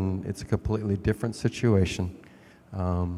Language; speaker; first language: English; native; English